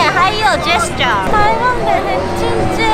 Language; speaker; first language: Chinese; non-native, learner; Japanese